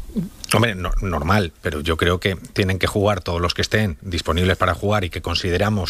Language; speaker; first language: Spanish; native; Spanish